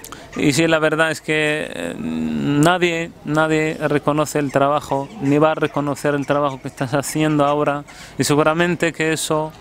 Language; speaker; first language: Spanish; non-native, fluent; Arabic